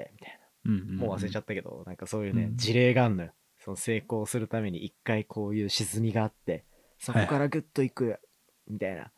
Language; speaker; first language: Japanese; native; Japanese